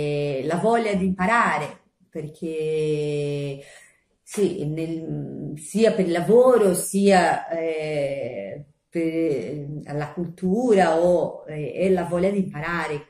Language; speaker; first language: Italian; non-native, fluent; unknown